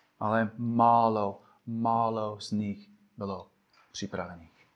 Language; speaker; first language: Czech; non-native, fluent; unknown